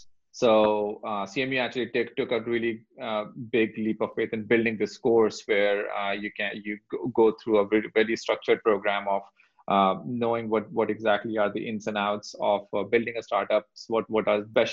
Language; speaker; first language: English; non-native, local second language; Hindi